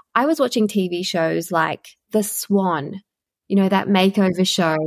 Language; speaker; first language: English; native; English